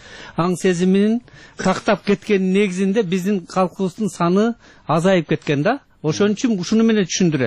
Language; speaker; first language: Kyrgyz; native; Kyrgyz